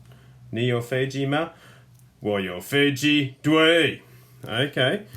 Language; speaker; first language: Chinese; non-native, fluent; English